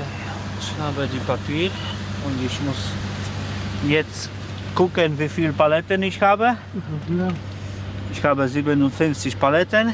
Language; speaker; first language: German; non-native, learner; Polish